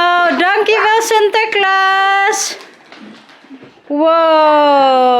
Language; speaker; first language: Dutch; non-native, learner; Waray